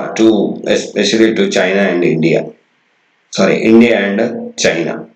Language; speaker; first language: English; non-native, local second language; Kannada